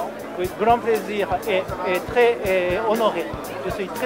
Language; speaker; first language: French; non-native, learner; Japanese